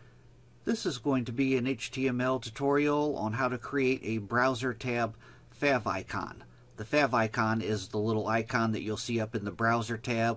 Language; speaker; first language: English; native; English